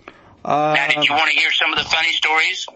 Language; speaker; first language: English; native; English